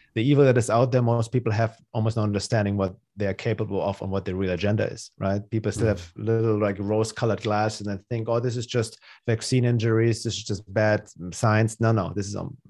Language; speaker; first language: English; non-native, fluent; German